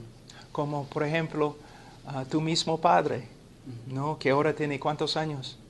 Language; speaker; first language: Spanish; non-native, fluent; English